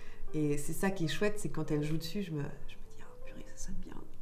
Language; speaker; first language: French; native; French